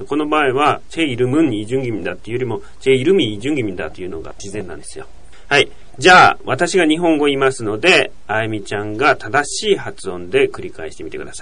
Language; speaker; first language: Japanese; native; Japanese